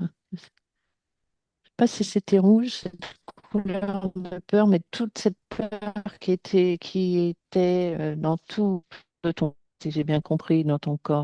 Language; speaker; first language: French; native; French